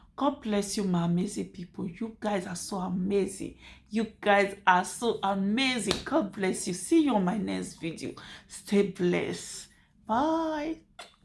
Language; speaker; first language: Nigerian Pidgin; native; Nigerian Pidgin